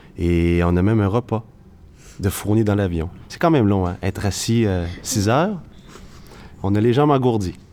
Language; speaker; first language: French; native; French